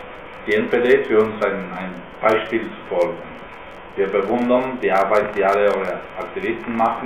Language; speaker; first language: German; non-native, fluent; Spanish